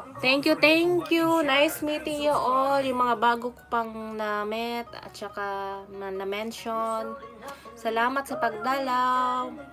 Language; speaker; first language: Filipino; non-native, local second language; Cebuano